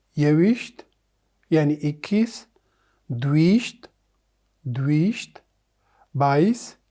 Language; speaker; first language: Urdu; non-native, local second language; Pashto